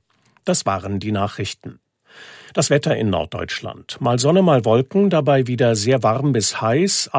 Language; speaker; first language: German; native; German